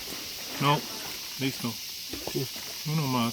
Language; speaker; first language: Spanish; non-native, learner; English